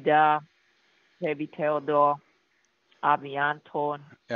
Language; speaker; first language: German; non-native, learner; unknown